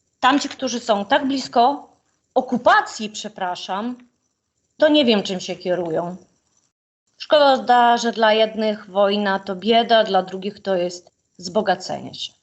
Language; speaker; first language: Polish; non-native, fluent; Ukrainian